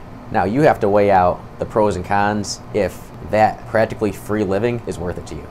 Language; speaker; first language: English; native; English